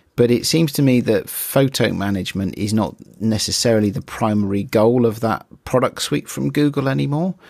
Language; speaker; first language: English; native; English